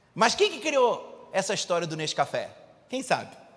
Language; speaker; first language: Portuguese; native; Portuguese